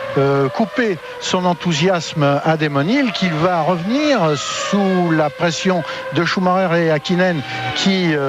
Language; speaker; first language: French; native; French